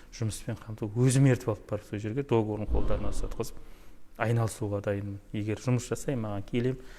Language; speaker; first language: Kazakh; native; Kazakh